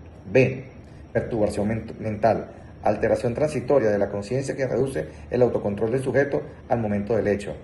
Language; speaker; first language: Spanish; native; Spanish